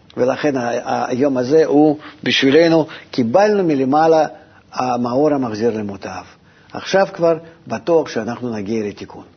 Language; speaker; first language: Hebrew; non-native, fluent; Russian